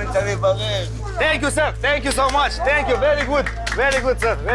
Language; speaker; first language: English; non-native, learner; Romanian